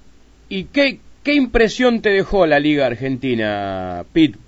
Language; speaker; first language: Spanish; native; Spanish